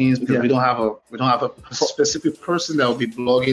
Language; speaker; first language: English; non-native, local second language; Yoruba